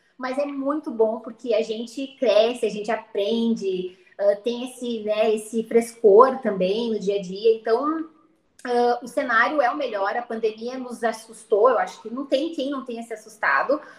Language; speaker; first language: Portuguese; native; Portuguese